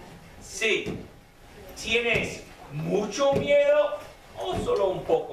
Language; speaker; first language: Spanish; non-native, fluent; English